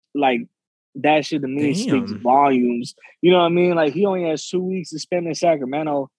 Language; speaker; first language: English; native; English